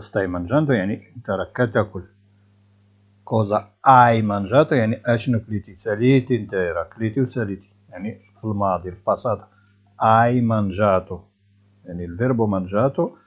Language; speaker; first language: Italian; non-native, fluent; Arabic